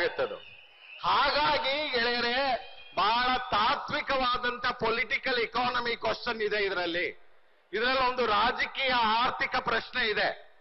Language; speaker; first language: Kannada; native; Kannada